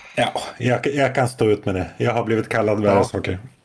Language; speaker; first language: Swedish; native; Swedish